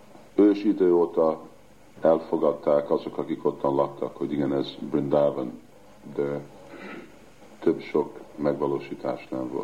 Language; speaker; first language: Hungarian; early bilingual, heritage; Hungarian